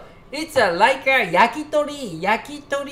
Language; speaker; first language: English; non-native, learner; Japanese